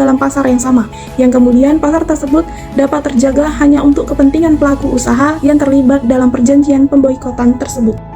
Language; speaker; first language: Indonesian; native; Indonesian